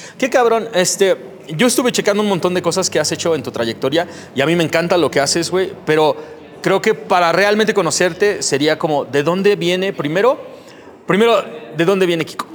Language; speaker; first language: Spanish; native; Spanish